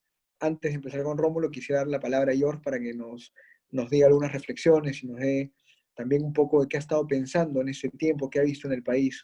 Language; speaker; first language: Spanish; native; Spanish